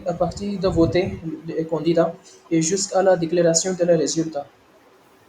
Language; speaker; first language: French; non-native, learner; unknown